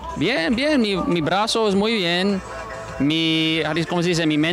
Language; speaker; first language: Spanish; non-native, learner; English